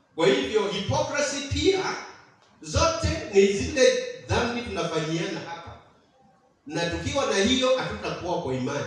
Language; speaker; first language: Swahili; non-native, local second language; Kamba